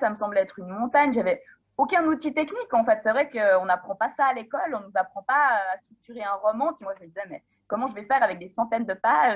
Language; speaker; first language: French; native; French